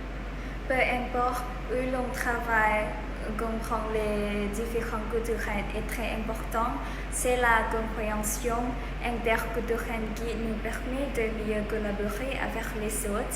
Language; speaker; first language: French; non-native, learner; Thai